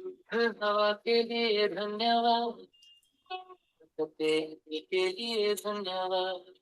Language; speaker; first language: Hindi; native; Hindi